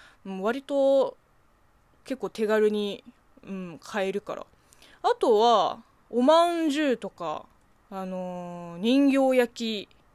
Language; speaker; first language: Japanese; non-native, fluent; Chinese